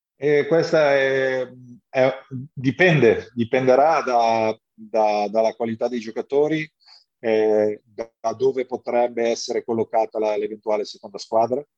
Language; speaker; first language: Italian; native; Italian